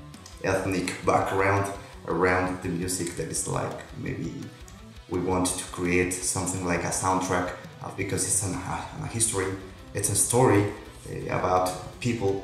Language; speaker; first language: English; non-native, local second language; Spanish